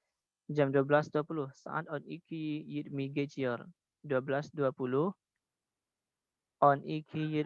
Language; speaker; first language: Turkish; non-native, learner; Indonesian